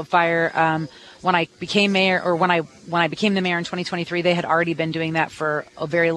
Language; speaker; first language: English; native; English